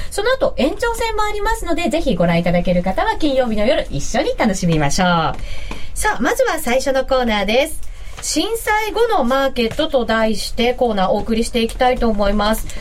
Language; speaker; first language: Japanese; native; Japanese